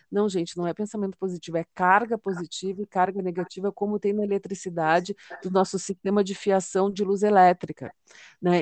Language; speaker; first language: Portuguese; native; Portuguese